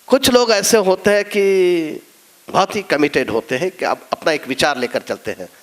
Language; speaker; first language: Hindi; non-native, local second language; Marathi